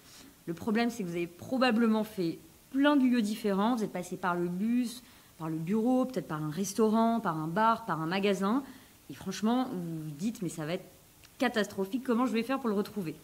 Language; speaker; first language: French; native; French